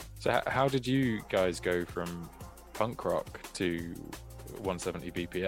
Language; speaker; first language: English; native; English